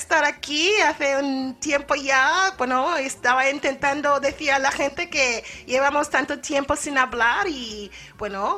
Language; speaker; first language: Spanish; non-native, fluent; English